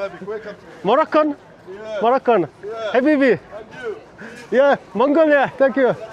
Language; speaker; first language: English; non-native, learner; Mongolian